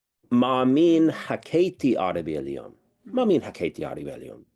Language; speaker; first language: Arabic; non-native, learner; English